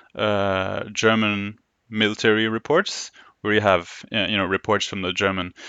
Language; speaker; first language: English; non-native, fluent; Norwegian